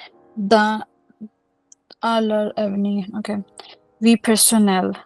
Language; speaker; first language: French; non-native, learner; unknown